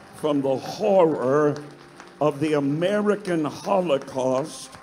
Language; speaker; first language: English; native; English